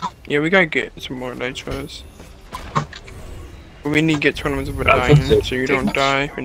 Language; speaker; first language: English; native; English